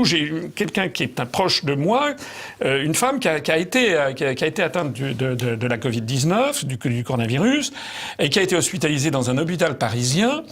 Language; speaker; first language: French; native; French